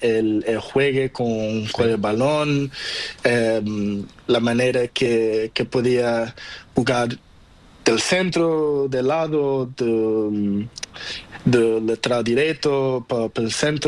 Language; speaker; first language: Spanish; non-native, learner; Portuguese